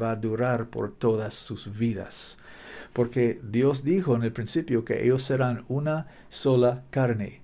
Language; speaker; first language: Spanish; non-native, learner; English